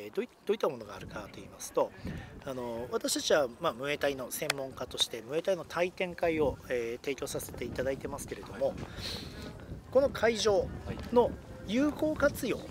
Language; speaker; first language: Japanese; native; Japanese